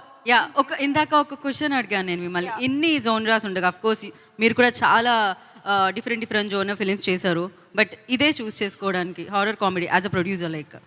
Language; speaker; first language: Telugu; native; Telugu